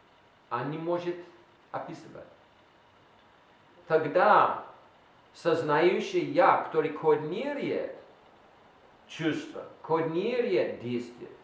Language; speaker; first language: Russian; non-native, learner; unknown